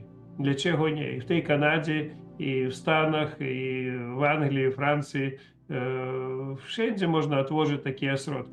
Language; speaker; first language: Polish; non-native, learner; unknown